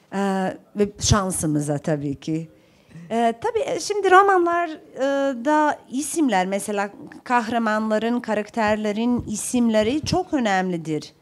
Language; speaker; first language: Turkish; non-native, fluent; Bosnian